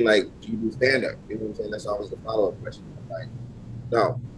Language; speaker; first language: English; native; English